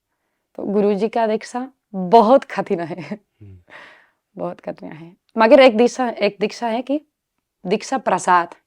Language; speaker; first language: Hindi; non-native, learner; Spanish